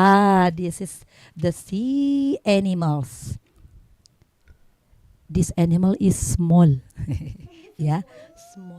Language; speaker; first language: English; non-native, learner; Indonesian